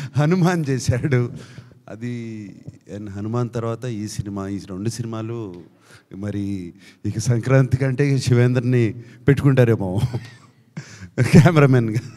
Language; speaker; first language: Telugu; native; Telugu